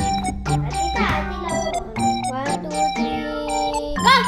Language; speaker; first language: Filipino; native; Filipino